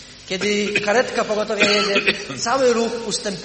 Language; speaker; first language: Polish; native; Polish